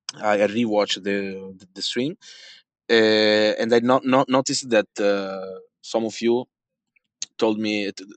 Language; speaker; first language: English; non-native, fluent; Italian